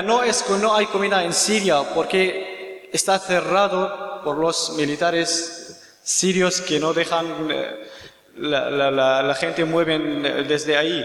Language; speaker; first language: Spanish; non-native, learner; Kurdish